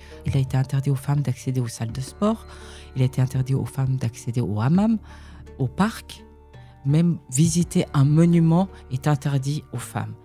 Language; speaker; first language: French; early bilingual, other home language; Persian